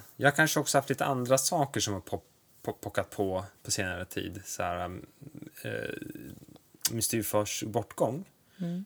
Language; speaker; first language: Swedish; native; Swedish